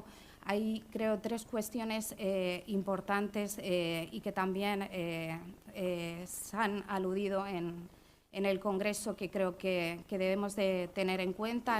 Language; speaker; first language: Spanish; native; Spanish